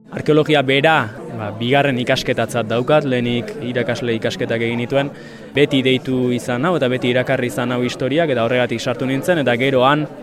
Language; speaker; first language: Basque; native; Basque